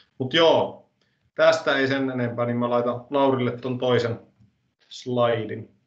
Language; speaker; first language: Finnish; native; Finnish